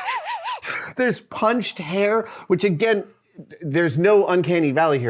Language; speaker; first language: English; native; English